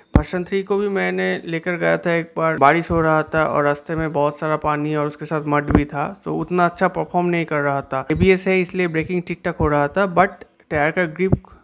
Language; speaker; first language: Hindi; non-native, local second language; Bangla